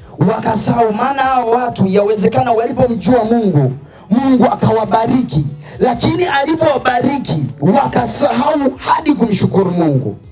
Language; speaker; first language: Swahili; native; Swahili